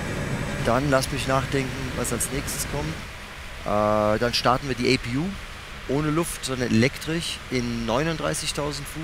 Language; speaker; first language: German; native; German